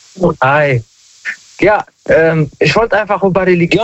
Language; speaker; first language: German; non-native, local second language; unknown